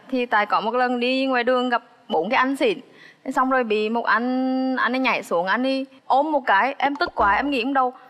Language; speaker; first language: Vietnamese; native; Vietnamese